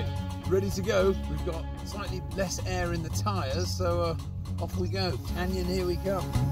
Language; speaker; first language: English; native; English